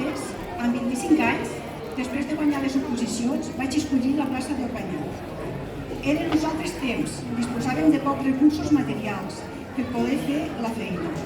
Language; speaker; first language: Catalan; native; Catalan